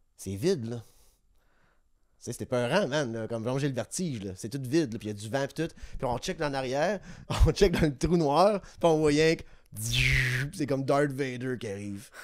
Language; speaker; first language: French; native; French